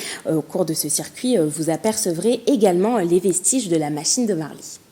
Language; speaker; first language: French; native; French